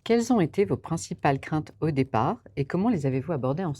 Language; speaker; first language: French; native; French